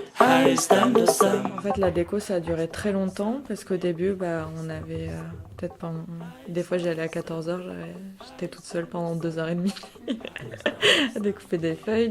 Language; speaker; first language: French; native; French